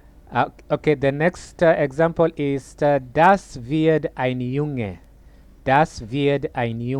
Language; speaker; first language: German; non-native, fluent; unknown